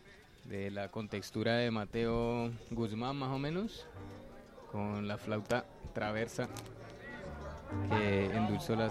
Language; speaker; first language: Spanish; native; Spanish